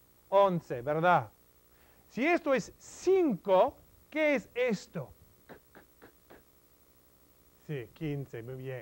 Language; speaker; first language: Spanish; non-native, fluent; English